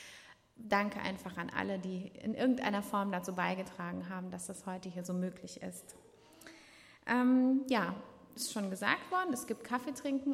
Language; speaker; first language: German; native; German